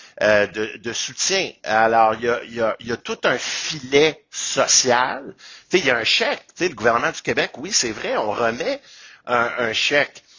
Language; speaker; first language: French; native; French